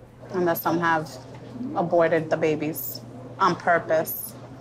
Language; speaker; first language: English; early bilingual, other home language; Spanish